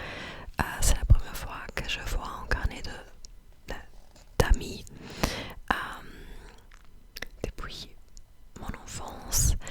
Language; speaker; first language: French; non-native, fluent; English